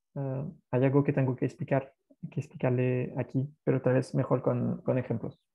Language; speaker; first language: Spanish; non-native, fluent; French